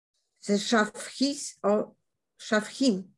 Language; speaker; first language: Hebrew; non-native, learner; German